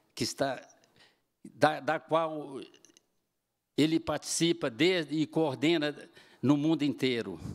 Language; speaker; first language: Portuguese; native; Portuguese